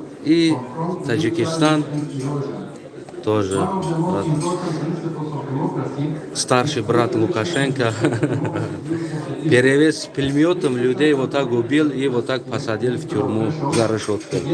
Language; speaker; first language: Russian; non-native, learner; Tajik